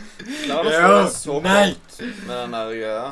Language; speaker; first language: Norwegian; native; Norwegian